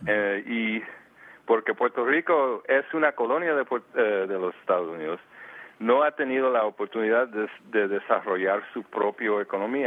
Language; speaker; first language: Spanish; early bilingual, heritage; Spanish